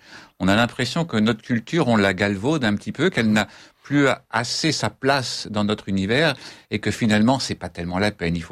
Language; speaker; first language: French; native; French